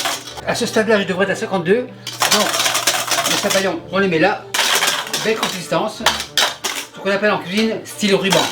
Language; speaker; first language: French; native; French